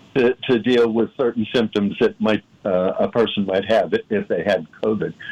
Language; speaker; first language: English; native; English